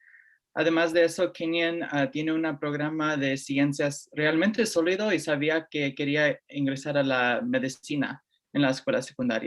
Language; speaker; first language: Spanish; early bilingual, heritage; Spanish